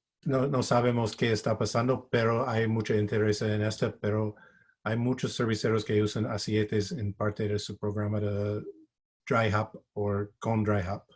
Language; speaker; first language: Spanish; non-native, fluent; English